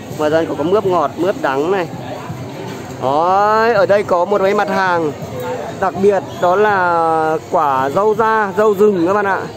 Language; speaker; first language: Vietnamese; native; Vietnamese